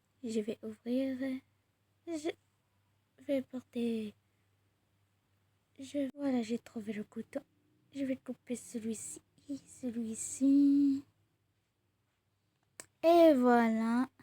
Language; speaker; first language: French; non-native, learner; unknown